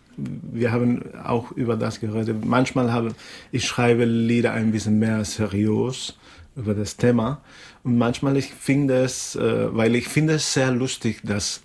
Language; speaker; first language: German; non-native, learner; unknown